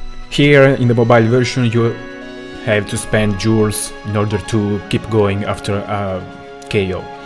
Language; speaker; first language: English; non-native, fluent; Italian